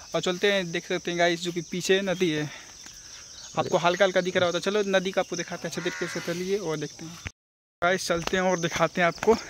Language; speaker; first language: Hindi; native; Hindi